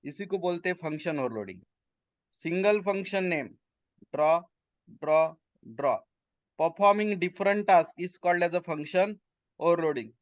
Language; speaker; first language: Hindi; non-native, local second language; Marathi